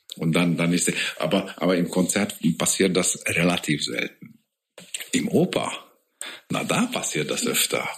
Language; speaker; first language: German; non-native, fluent; Hungarian